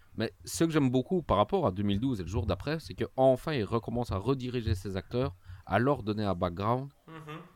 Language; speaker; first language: French; native; French